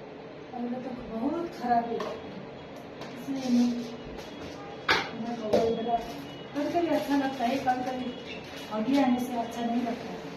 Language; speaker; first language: Hindi; non-native, local second language; Nepali